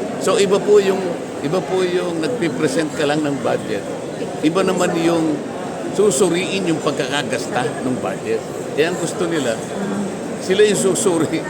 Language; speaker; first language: Filipino; native; Filipino